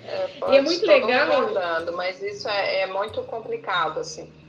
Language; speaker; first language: Portuguese; native; Portuguese